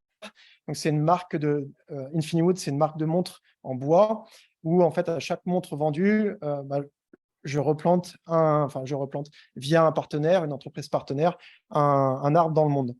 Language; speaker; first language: French; native; French